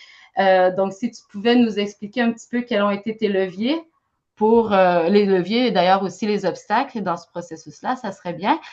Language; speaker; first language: French; native; French